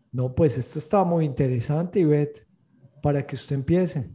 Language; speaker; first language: Spanish; native; Spanish